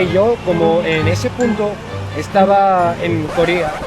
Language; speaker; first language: Spanish; non-native, fluent; Korean